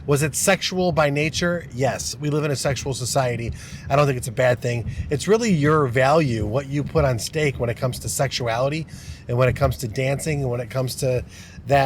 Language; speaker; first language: English; native; English